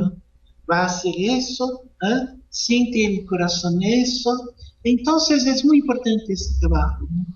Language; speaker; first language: Spanish; non-native, fluent; Portuguese